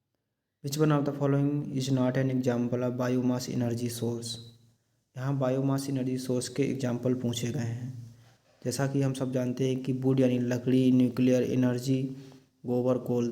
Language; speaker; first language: Hindi; native; Hindi